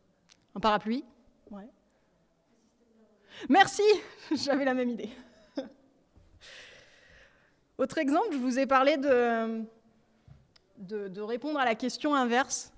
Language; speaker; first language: French; native; French